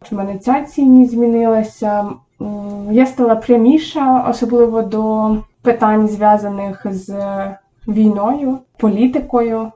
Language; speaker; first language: Ukrainian; native; Ukrainian